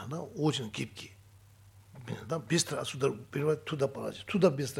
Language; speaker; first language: Russian; non-native, learner; Tibetan